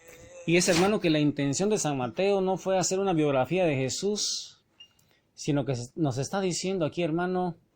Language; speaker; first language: Spanish; native; Spanish